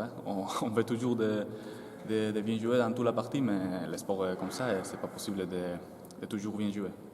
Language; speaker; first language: French; non-native, fluent; Spanish